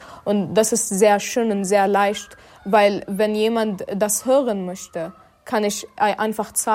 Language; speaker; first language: German; non-native, fluent; Arabic